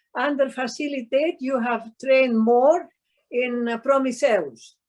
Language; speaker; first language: English; non-native, fluent; Greek